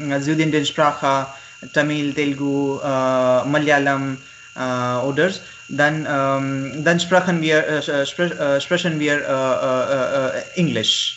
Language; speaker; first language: German; non-native, learner; Marathi